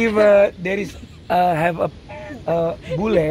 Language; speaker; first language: English; non-native, learner; Indonesian